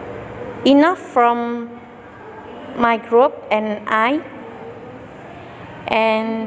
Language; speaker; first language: English; non-native, learner; Indonesian